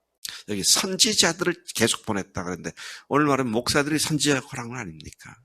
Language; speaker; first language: Korean; native; Korean